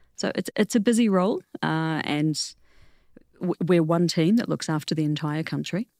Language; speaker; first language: English; native; English